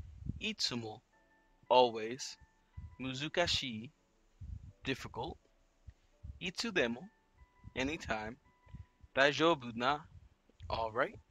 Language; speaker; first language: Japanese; non-native, learner; English